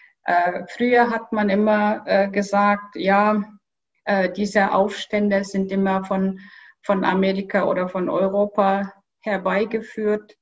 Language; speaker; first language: German; non-native, fluent; Kyrgyz